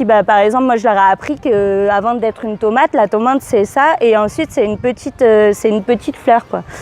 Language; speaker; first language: French; native; French